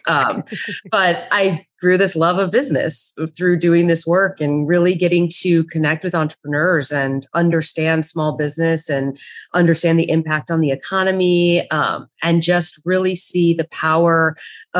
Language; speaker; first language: English; native; English